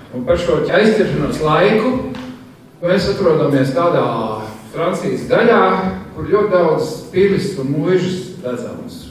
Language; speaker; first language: Latvian; early bilingual, heritage; Latvian